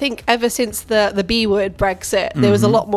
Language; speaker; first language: English; native; English